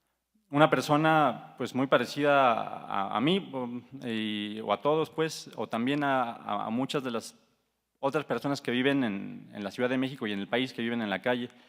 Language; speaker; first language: Spanish; native; Spanish